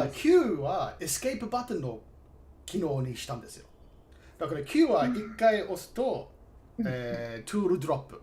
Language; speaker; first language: Japanese; non-native, fluent; English